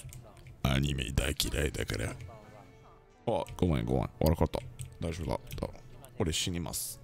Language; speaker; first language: Japanese; non-native, learner; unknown